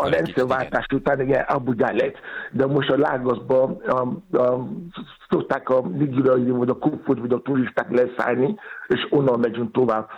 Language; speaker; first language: Hungarian; non-native, fluent; Yoruba